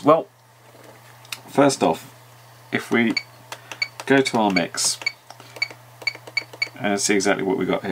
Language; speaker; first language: English; native; English